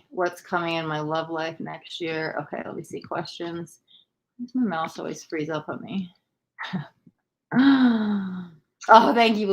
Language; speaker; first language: English; native; English